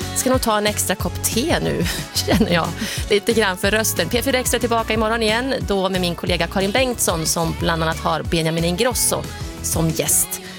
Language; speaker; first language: Swedish; native; Swedish